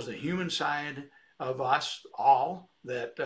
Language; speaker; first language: English; native; English